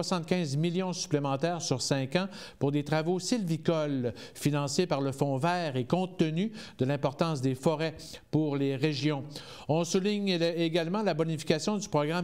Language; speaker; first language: French; native; French